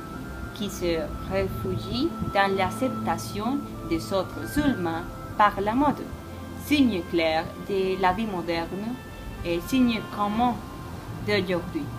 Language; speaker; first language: French; non-native, learner; Spanish